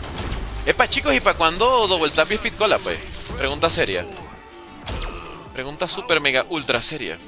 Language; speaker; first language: Spanish; native; Spanish